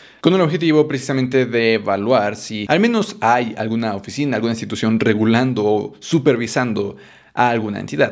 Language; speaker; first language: Spanish; native; Spanish